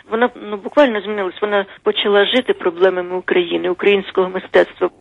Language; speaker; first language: Ukrainian; native; Ukrainian